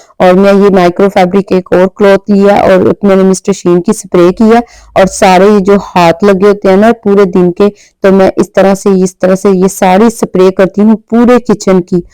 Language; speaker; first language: Urdu; non-native, local second language; Punjabi